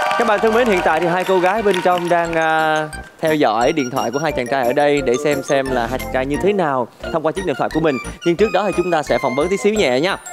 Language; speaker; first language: Vietnamese; native; Vietnamese